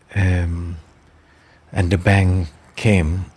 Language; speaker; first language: English; non-native, fluent; Thai